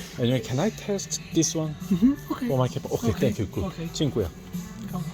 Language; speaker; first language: English; non-native, learner; Korean